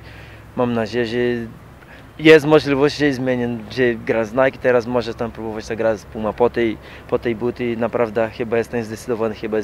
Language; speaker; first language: Polish; non-native, learner; Portuguese